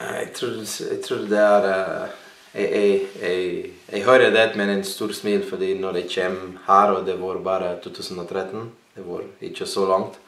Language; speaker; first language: Norwegian; non-native, learner; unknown